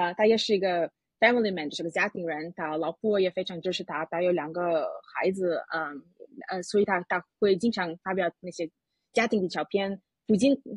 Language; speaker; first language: Chinese; non-native, fluent; Russian